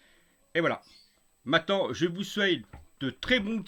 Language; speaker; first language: French; native; French